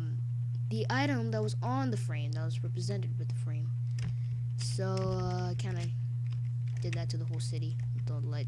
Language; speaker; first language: English; native; English